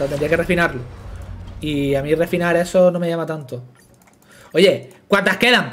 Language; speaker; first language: Spanish; native; Spanish